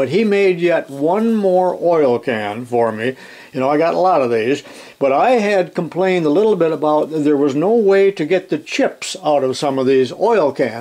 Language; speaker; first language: English; native; English